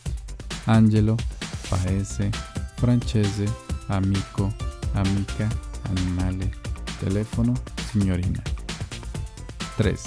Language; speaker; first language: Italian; non-native, fluent; Spanish